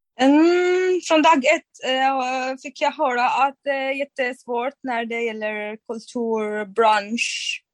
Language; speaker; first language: Swedish; non-native, fluent; Arabic